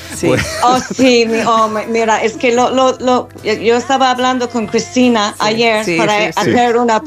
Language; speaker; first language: Spanish; non-native, learner; English